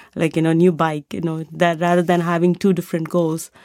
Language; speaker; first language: English; non-native, local second language; Tamil